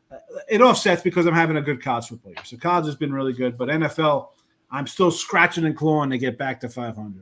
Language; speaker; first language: English; native; English